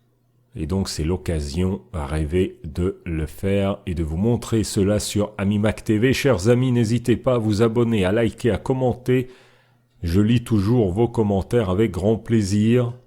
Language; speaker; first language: French; native; French